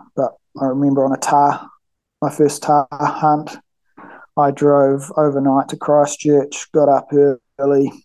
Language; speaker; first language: English; native; English